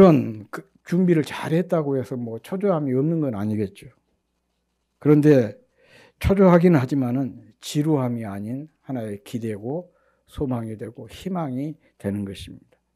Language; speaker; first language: Korean; native; Korean